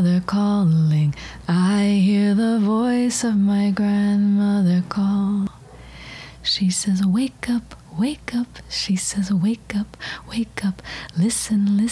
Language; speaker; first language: English; native; English